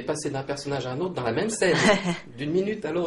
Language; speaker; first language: French; native; French